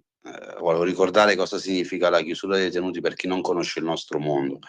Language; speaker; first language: Italian; native; Italian